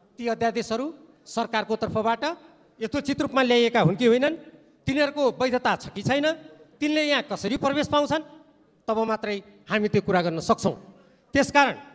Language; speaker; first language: Nepali; native; Nepali